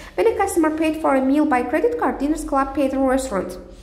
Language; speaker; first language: English; non-native, fluent; Azerbaijani